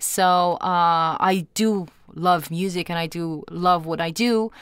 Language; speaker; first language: English; non-native, fluent; Portuguese